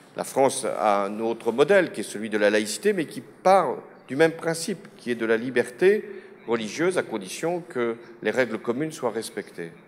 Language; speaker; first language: French; native; French